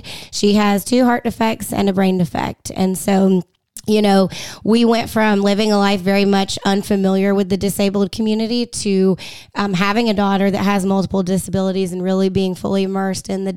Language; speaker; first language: English; native; English